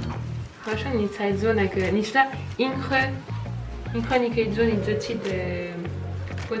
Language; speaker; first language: Chinese; non-native, learner; French